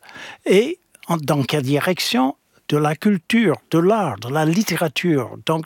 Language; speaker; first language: French; non-native, fluent; English